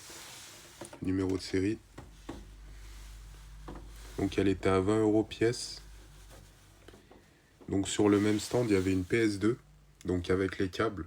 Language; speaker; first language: French; native; French